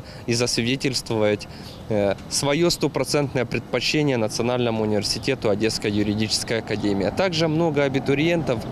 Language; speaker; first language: Russian; native; Russian